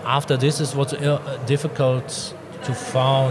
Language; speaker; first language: English; non-native, learner; German